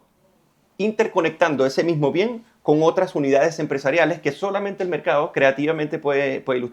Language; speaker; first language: Spanish; native; Spanish